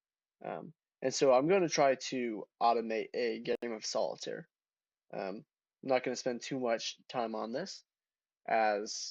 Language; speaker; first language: English; native; English